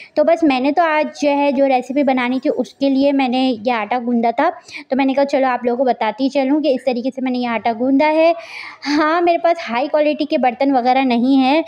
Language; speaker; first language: Hindi; native; Hindi